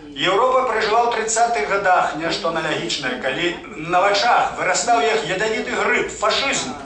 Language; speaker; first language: Belarusian; native; Belarusian